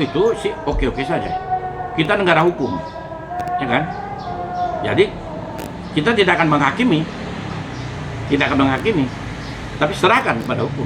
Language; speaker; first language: Indonesian; native; Indonesian